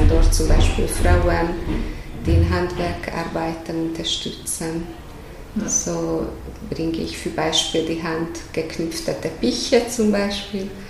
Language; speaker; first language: German; non-native, fluent; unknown